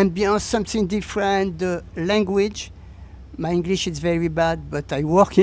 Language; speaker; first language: English; non-native, learner; French